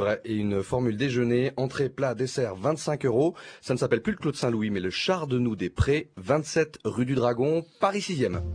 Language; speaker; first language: French; native; French